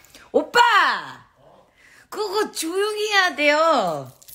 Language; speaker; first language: Korean; non-native, fluent; English